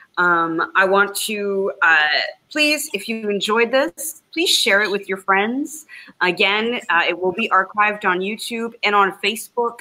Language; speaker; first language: English; native; English